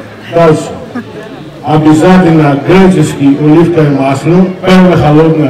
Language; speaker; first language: Russian; non-native, learner; Greek